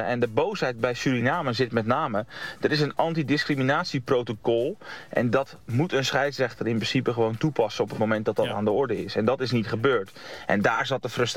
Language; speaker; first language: Dutch; native; Dutch